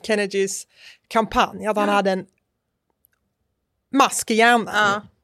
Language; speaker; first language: Swedish; native; Swedish